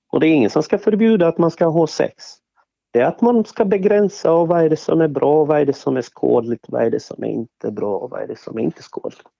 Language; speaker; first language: Swedish; non-native, fluent; Bosnian